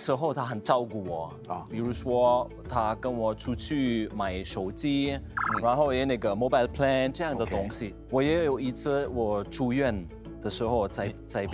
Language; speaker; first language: Chinese; non-native, fluent; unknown